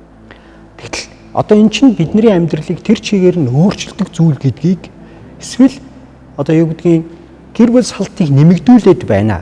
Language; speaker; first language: Mongolian; native; Mongolian